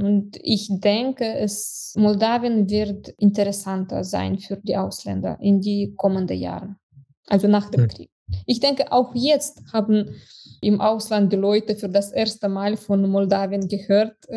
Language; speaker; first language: German; non-native, fluent; Romanian